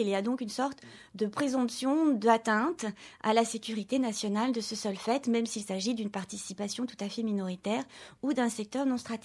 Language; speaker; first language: French; native; French